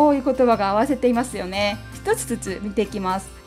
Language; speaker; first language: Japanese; non-native, fluent; Korean